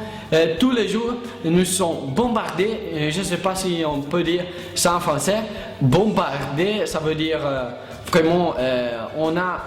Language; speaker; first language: French; non-native, learner; Italian